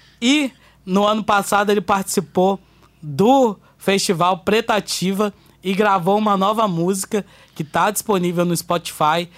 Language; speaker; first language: Portuguese; native; Portuguese